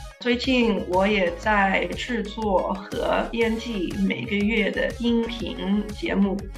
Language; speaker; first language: Chinese; early bilingual, heritage; Chinese